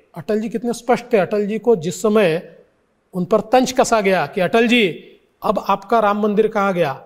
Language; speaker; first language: Hindi; non-native, local second language; Marathi